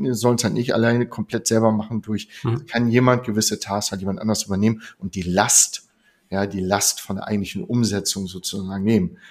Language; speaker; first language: German; native; German